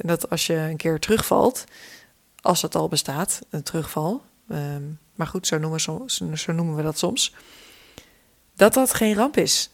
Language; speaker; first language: Dutch; native; Dutch